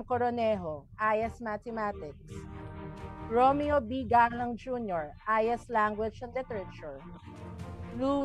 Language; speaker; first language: English; non-native, local second language; Filipino